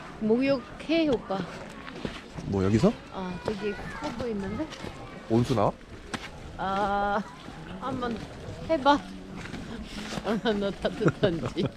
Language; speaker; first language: Korean; non-native, fluent; French